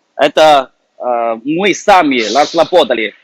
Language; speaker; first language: Russian; non-native, fluent; Chinese